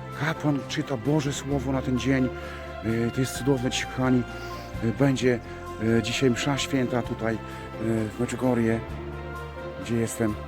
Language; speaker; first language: Polish; native; Polish